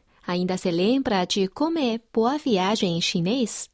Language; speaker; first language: Portuguese; non-native, fluent; Chinese